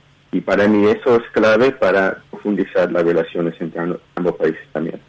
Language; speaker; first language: Spanish; early bilingual, heritage; Spanish